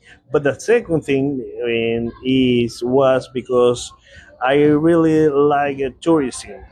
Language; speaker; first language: English; non-native, learner; Spanish